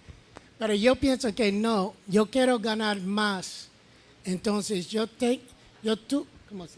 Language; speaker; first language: Spanish; non-native, learner; English